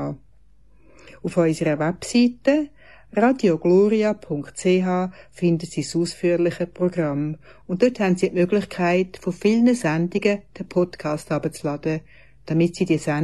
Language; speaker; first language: German; native; German